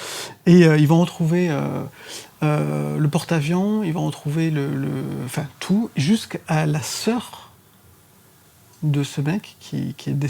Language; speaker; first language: French; native; French